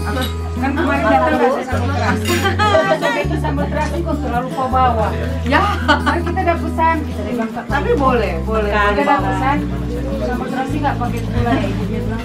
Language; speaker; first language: Indonesian; native; Indonesian